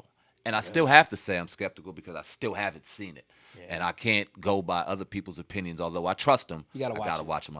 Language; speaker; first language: English; native; English